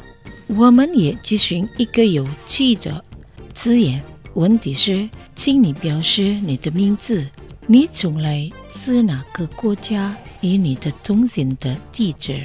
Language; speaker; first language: Chinese; non-native, learner; Indonesian